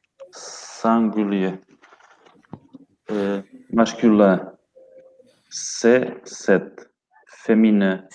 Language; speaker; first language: French; non-native, learner; Portuguese